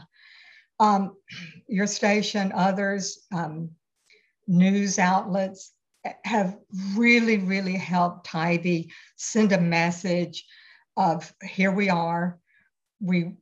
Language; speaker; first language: English; native; English